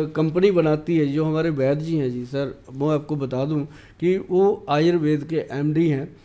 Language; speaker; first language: Hindi; native; Hindi